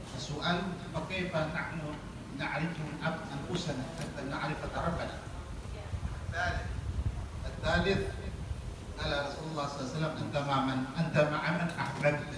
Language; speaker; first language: Arabic; native; Arabic